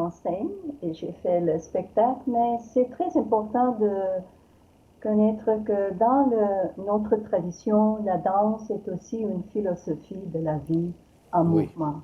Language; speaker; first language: French; non-native, learner; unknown